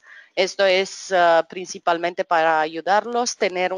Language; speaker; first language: Spanish; non-native, fluent; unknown